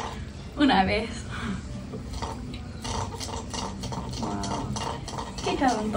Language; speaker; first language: Spanish; non-native, learner; English